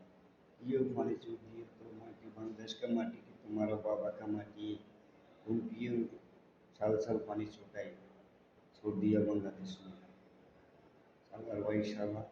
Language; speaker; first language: Hindi; non-native, learner; Bangla